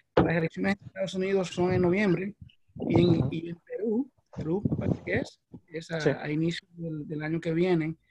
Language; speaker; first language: Spanish; native; Spanish